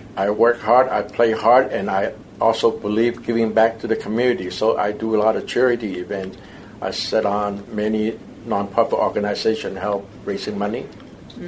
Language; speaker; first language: English; non-native, local second language; Cantonese